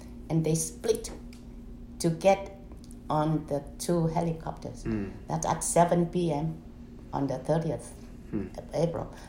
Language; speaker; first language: English; non-native, fluent; Vietnamese